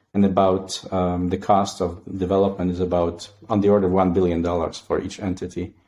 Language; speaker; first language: English; non-native, fluent; Polish